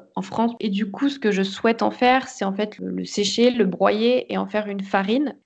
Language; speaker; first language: French; native; French